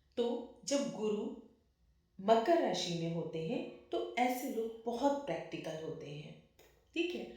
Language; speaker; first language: Hindi; native; Hindi